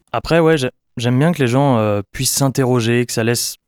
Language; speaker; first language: French; native; French